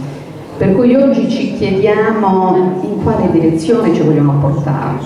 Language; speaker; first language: Italian; native; Italian